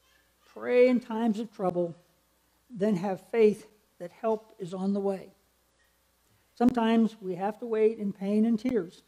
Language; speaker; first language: English; native; English